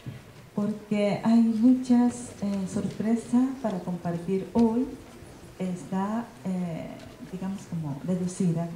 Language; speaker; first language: Spanish; non-native, learner; Japanese